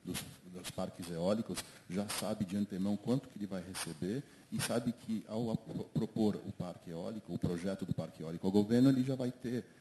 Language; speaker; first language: Portuguese; native; Portuguese